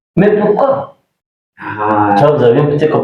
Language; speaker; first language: French; non-native, learner; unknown